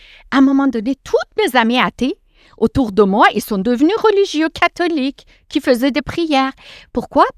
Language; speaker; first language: French; non-native, fluent; Persian